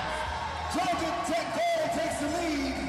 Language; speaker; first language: English; native; English